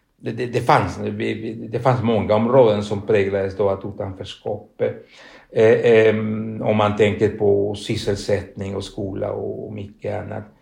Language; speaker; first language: Swedish; non-native, fluent; Spanish